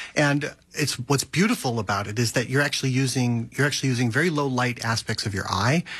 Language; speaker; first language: English; native; English